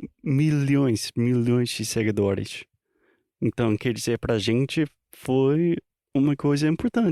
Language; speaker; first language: Portuguese; non-native, fluent; English